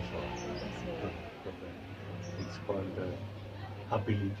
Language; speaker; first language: English; non-native, fluent; German